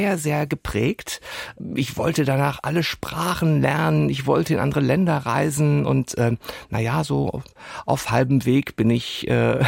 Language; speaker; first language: German; non-native, local second language; French